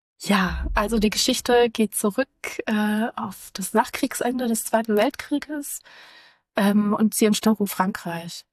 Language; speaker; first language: German; early bilingual, other home language; Croatian